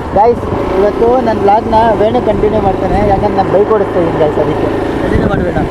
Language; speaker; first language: Kannada; non-native, local second language; Telugu